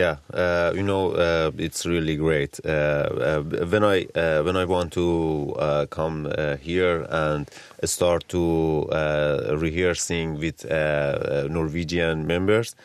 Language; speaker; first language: English; non-native, learner; Persian